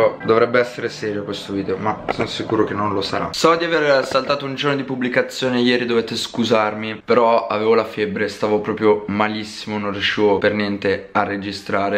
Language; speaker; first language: Italian; native; Italian